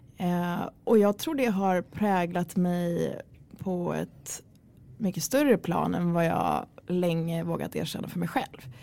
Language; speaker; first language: Swedish; early bilingual, other home language; Kurdish